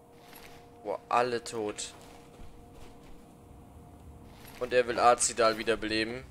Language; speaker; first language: German; native; German